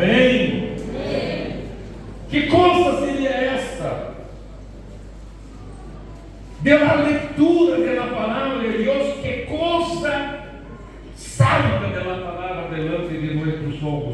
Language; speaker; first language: Spanish; non-native, fluent; Portuguese